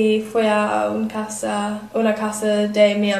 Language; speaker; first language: Spanish; non-native, learner; English